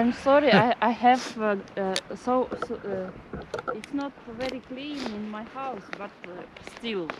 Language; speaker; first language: English; non-native, learner; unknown